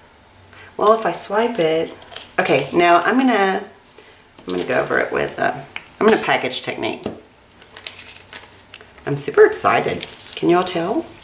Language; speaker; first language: English; native; English